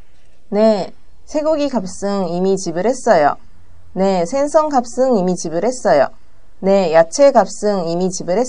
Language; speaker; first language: Korean; non-native, learner; Japanese